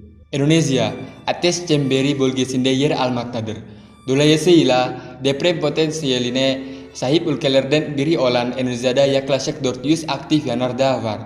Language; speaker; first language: Turkish; non-native, learner; Indonesian